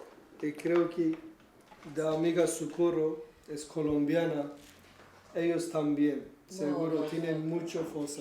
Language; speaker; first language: Spanish; non-native, learner; Kurdish